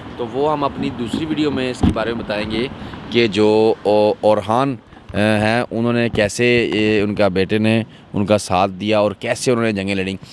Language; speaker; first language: Urdu; non-native, local second language; Punjabi